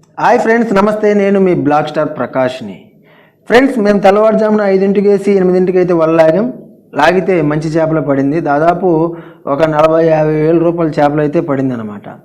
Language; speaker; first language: Telugu; non-native, local second language; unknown